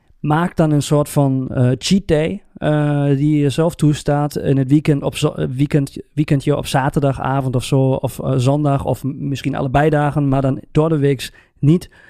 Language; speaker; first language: Dutch; non-native, fluent; German